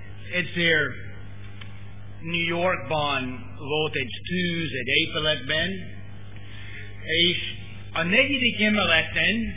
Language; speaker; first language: Hungarian; non-native, learner; English